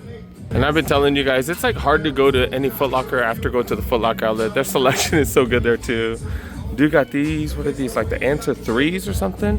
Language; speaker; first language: English; native; English